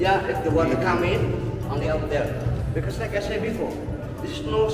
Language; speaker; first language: English; non-native, learner; Indonesian